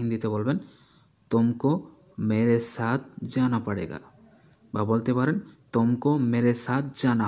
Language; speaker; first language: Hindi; non-native, learner; Bangla